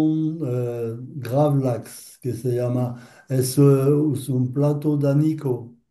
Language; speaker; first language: Spanish; non-native, learner; French